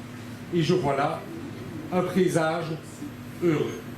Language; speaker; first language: French; native; French